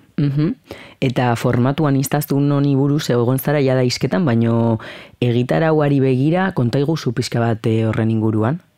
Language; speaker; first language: Basque; native; Basque